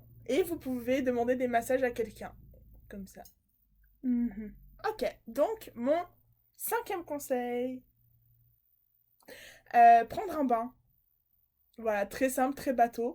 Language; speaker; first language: French; native; French